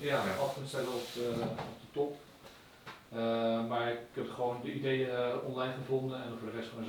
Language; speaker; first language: Dutch; native; Dutch